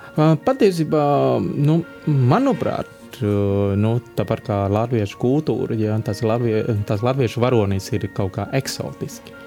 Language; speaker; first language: Latvian; non-native, fluent; Vietnamese